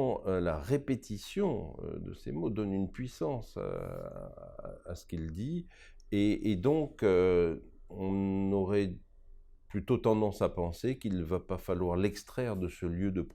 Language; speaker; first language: French; native; French